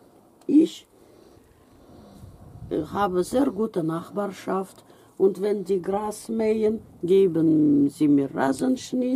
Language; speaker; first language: German; non-native, fluent; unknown